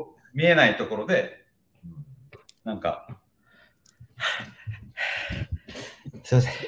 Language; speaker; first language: Japanese; native; Japanese